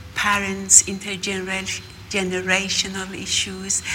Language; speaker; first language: English; non-native, fluent; Persian